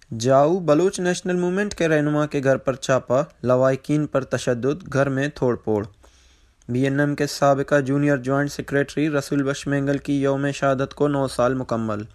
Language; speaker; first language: Urdu; non-native, local second language; Baluchi